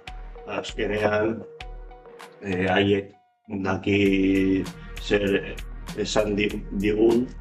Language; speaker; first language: Basque; non-native, learner; Spanish